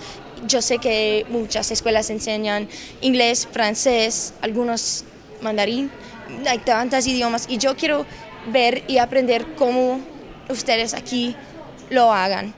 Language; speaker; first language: Spanish; non-native, learner; English